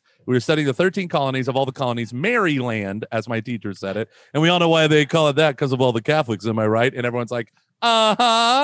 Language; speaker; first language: English; native; English